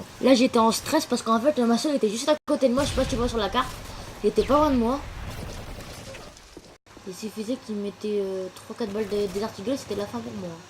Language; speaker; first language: French; native; French